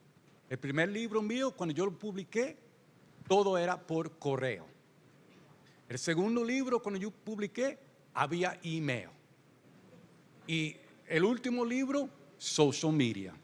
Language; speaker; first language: Spanish; early bilingual, heritage; Spanish